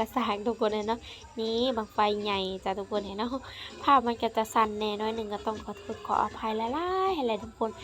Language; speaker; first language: Thai; non-native, local second language; Lao